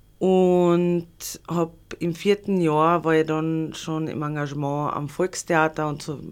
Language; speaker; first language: German; non-native, local second language; Slovenian